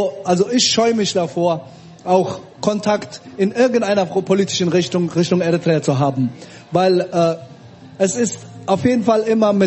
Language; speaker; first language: German; early bilingual, other home language; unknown